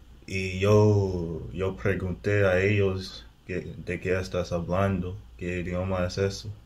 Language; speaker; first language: Spanish; non-native, learner; English